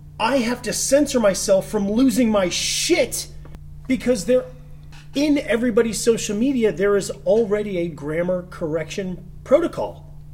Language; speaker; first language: English; native; English